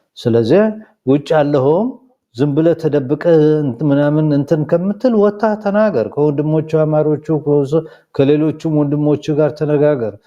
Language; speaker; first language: Amharic; non-native, local second language; Somali